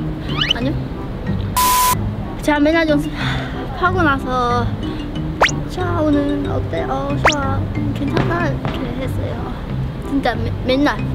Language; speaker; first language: Korean; non-native, fluent; Chinese